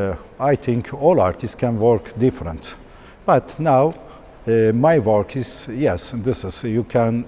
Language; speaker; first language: English; non-native, learner; Turkish